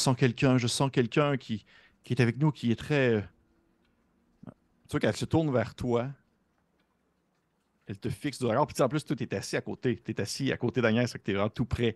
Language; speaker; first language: French; native; French